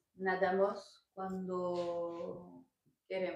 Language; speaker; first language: Spanish; non-native, learner; French